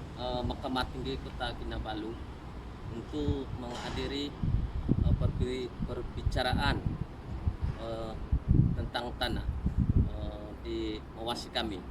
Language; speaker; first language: Indonesian; non-native, local second language; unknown